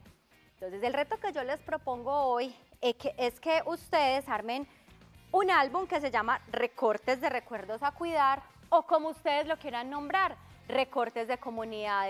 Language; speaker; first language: Spanish; native; Spanish